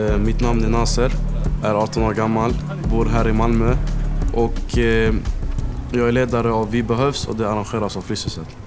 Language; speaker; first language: Swedish; native; Swedish